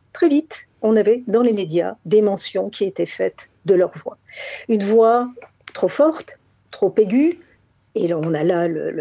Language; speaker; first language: French; native; French